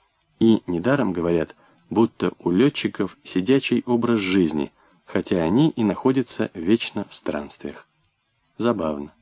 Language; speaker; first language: Russian; native; Russian